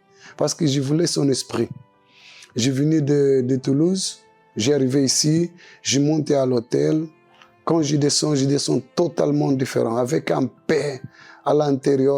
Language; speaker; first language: French; non-native, local second language; Portuguese